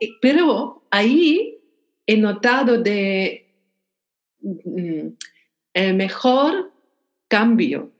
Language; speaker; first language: Spanish; non-native, learner; German